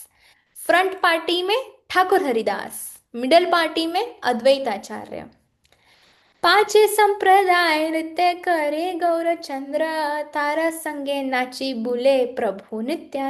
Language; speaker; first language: Hindi; native; Hindi